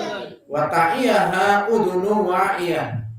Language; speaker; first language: Arabic; non-native, fluent; Indonesian